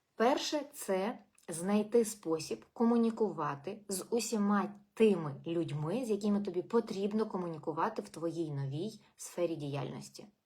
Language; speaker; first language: Ukrainian; non-native, local second language; Russian